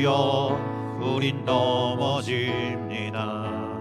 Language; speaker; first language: Korean; native; Korean